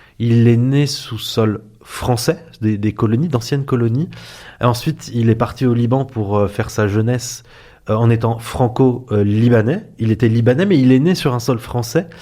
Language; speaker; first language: French; early bilingual, other home language; Arabic